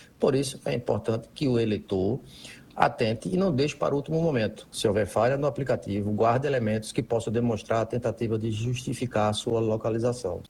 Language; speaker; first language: Portuguese; native; Portuguese